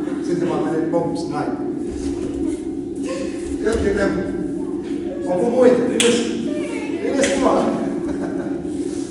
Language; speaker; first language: Finnish; non-native, learner; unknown